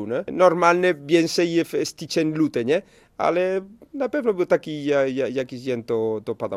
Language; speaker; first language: Polish; non-native, learner; Spanish